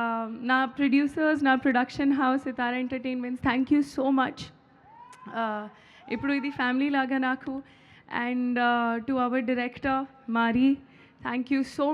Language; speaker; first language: Telugu; non-native, learner; Hindi